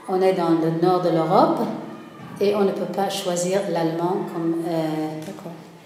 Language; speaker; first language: French; non-native, fluent; Swedish